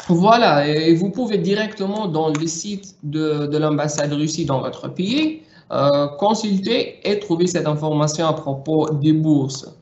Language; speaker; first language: French; non-native, local second language; Arabic